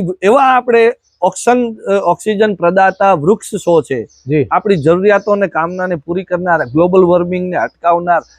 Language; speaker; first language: Gujarati; native; Gujarati